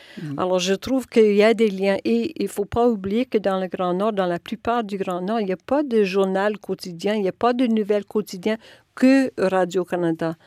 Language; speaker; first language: French; non-native, local second language; English